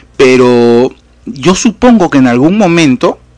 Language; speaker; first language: Spanish; native; Spanish